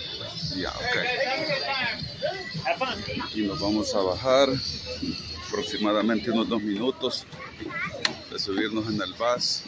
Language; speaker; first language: Spanish; native; Spanish